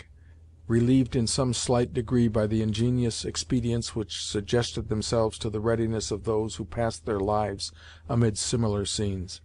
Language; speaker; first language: English; native; English